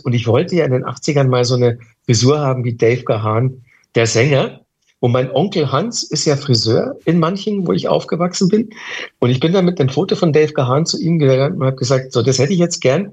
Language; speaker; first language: German; native; German